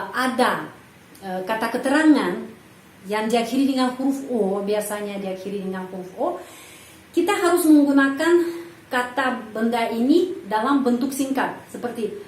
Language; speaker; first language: Indonesian; non-native, fluent; Russian